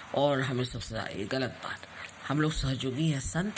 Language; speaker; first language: Hindi; non-native, local second language; Marathi